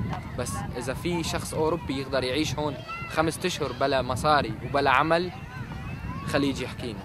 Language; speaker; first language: Arabic; native; Arabic